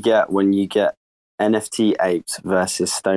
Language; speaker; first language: English; native; English